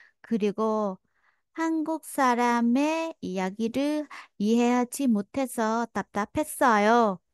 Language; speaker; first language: Korean; non-native, fluent; Vietnamese